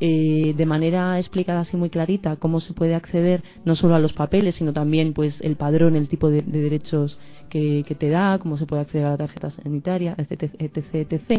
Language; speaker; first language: Spanish; native; Spanish